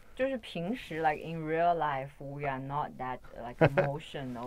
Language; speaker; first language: English; non-native, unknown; Chinese